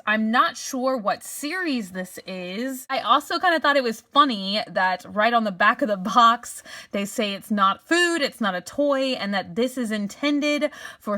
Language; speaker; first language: English; native; English